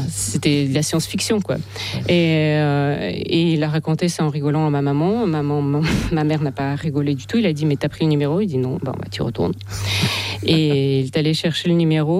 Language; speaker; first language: French; non-native, fluent; Russian